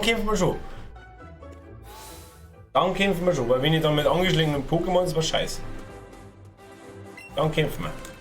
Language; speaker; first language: German; native; German